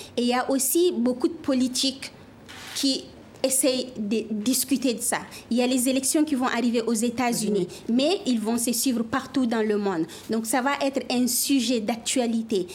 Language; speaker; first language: French; non-native, local second language; Fula